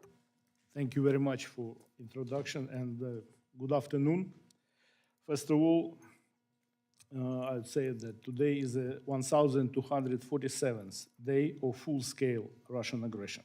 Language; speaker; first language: English; non-native, fluent; Ukrainian